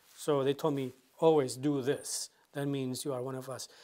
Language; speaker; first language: English; non-native, fluent; Kurdish